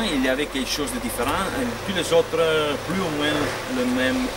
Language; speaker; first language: French; non-native, fluent; Italian